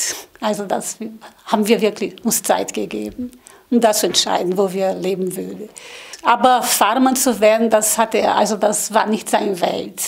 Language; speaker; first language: German; non-native, learner; Portuguese